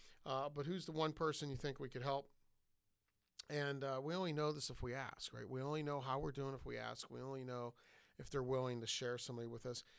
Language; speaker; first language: English; native; English